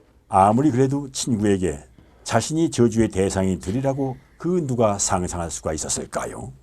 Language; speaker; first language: Korean; native; Korean